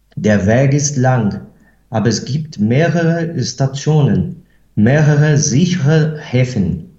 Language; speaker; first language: German; non-native, fluent; Portuguese